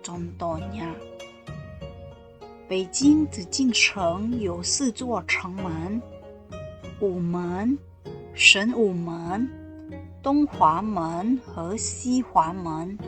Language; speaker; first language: Chinese; non-native, fluent; Indonesian